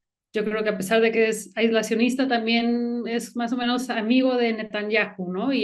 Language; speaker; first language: Spanish; native; Spanish